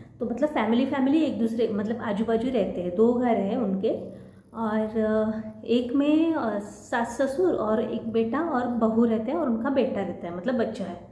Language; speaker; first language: Hindi; non-native, local second language; Marathi